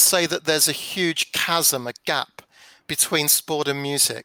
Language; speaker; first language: English; native; English